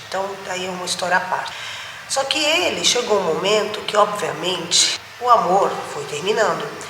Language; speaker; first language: Portuguese; native; Portuguese